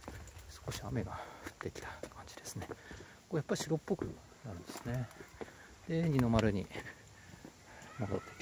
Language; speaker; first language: Japanese; native; Japanese